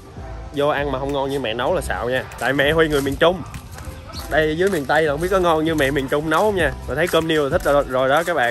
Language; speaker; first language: Vietnamese; native; Vietnamese